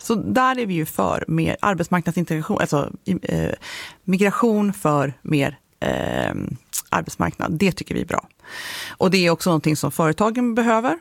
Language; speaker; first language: Swedish; native; Swedish